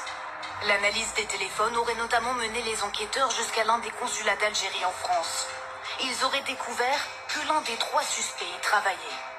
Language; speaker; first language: French; native; French